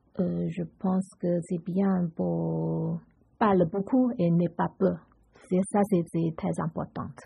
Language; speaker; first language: French; non-native, learner; Chinese